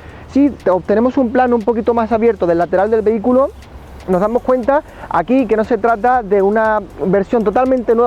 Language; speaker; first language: Spanish; native; Spanish